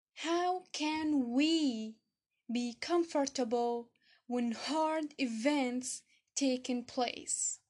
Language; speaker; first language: English; non-native, fluent; Arabic